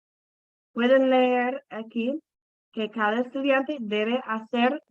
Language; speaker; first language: Spanish; non-native, fluent; English